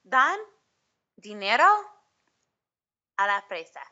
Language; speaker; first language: Spanish; non-native, learner; English